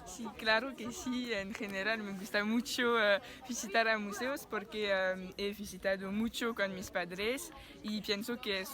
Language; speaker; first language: Spanish; non-native, learner; French